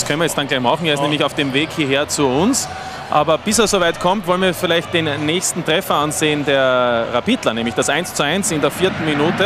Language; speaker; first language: German; native; German